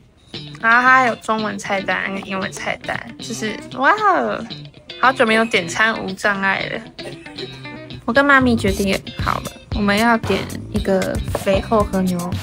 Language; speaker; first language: Chinese; native; Chinese